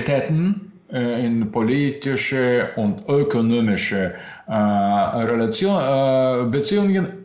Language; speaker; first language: German; non-native, learner; Russian